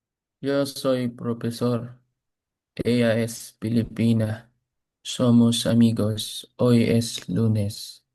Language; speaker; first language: Spanish; non-native, learner; Filipino